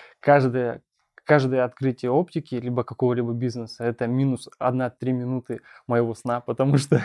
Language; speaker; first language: Russian; non-native, local second language; Bashkir